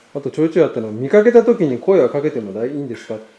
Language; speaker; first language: Japanese; native; Japanese